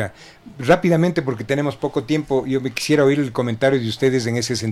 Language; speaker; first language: Spanish; native; Spanish